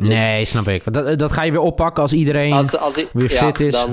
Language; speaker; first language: Dutch; native; Dutch